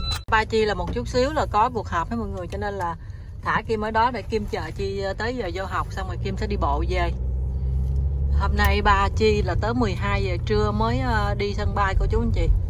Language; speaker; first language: Vietnamese; native; Vietnamese